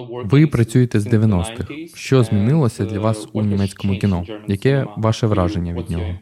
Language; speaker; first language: Ukrainian; native; Ukrainian